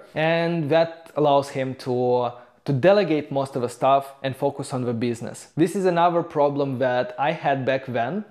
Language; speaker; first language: English; non-native, fluent; Romanian